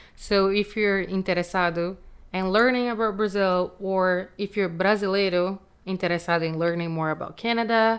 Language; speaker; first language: English; non-native, fluent; Portuguese